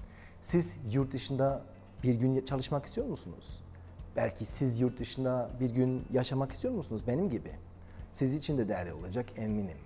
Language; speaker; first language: Turkish; non-native, learner; German